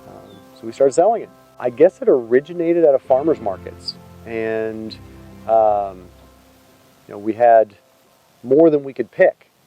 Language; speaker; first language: English; native; English